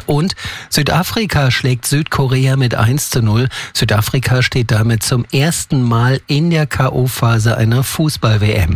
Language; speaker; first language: German; native; German